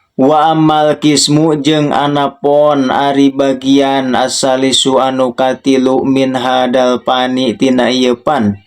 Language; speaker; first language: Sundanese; native; Sundanese